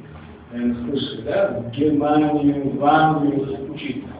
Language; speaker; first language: Russian; non-native, local second language; Chechen